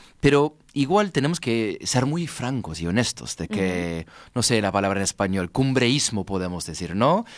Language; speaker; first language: Spanish; non-native, fluent; English